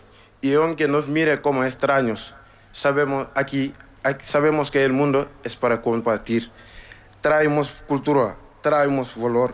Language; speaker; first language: Spanish; non-native, learner; Wolof